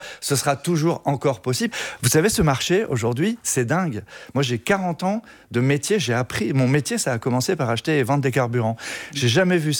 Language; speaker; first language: French; native; French